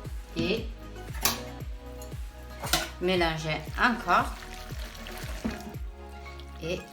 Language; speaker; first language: French; non-native, fluent; Italian